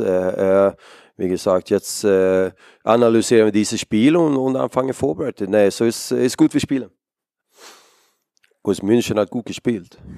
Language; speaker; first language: German; non-native, fluent; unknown